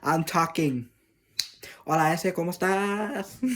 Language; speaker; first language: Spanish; early bilingual, heritage; English